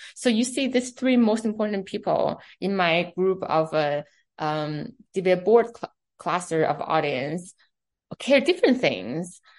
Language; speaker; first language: English; non-native, fluent; Chinese